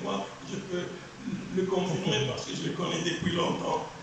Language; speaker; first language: French; non-native, local second language; Arabic